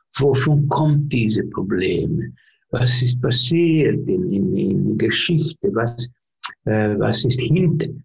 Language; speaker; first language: German; non-native, learner; Finnish